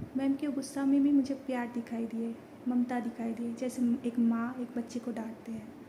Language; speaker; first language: Hindi; non-native, local second language; Bangla